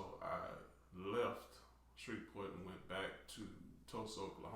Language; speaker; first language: English; native; English